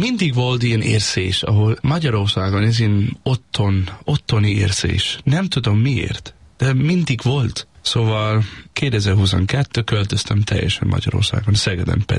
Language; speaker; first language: Hungarian; non-native, learner; Danish